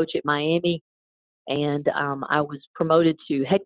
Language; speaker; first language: English; native; English